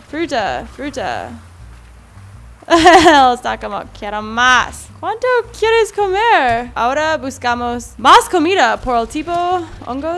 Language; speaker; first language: Spanish; non-native, learner; English